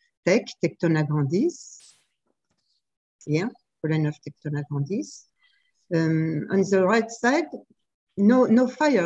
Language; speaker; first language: English; non-native, fluent; French